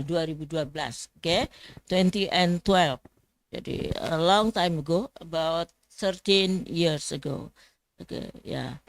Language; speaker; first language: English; non-native, fluent; Indonesian